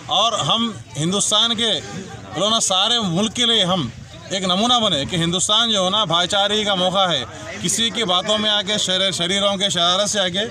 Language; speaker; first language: Urdu; native; Urdu